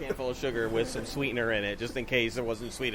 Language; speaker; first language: English; native; English